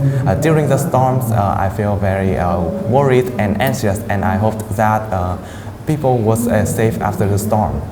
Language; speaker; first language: English; non-native, fluent; Vietnamese